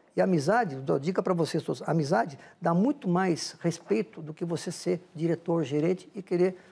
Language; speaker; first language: Portuguese; native; Portuguese